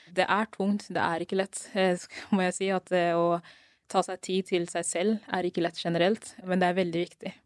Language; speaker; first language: Norwegian; early bilingual, other home language; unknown